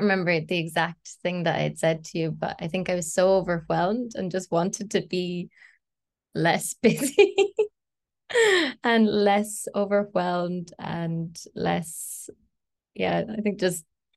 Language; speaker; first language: English; native; English